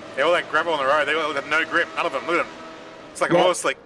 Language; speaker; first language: English; native; English